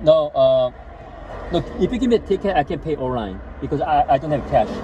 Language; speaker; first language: English; non-native, fluent; Korean